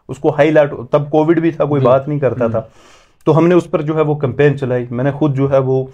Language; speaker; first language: Hindi; native; Hindi